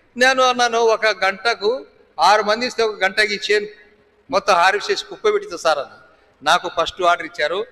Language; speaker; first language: Telugu; non-native, local second language; Lambadi